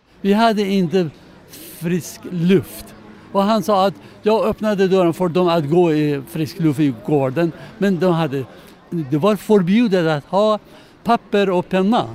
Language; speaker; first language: Swedish; non-native, fluent; Persian